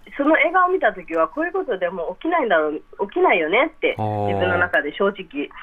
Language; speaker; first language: Japanese; early bilingual, other home language; Rohingya